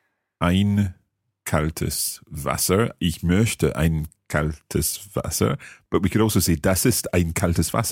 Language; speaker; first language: German; non-native, learner; English